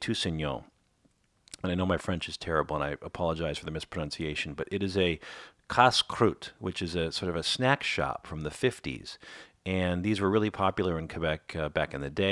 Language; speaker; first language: English; native; English